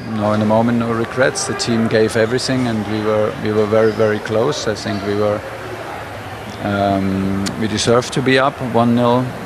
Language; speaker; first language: English; non-native, fluent; German